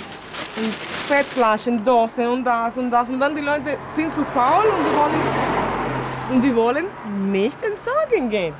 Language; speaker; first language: German; non-native, fluent; Spanish